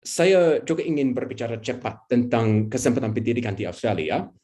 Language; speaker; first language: Indonesian; non-native, fluent; English